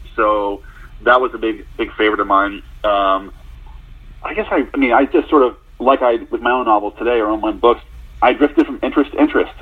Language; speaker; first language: English; native; English